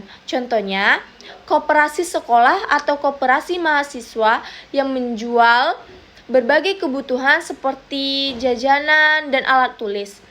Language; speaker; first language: Indonesian; native; Indonesian